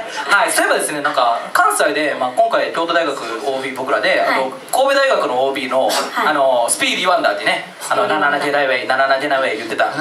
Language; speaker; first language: Japanese; native; Japanese